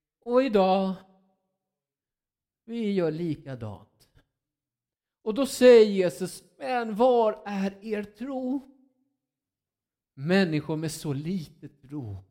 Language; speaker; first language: Swedish; non-native, fluent; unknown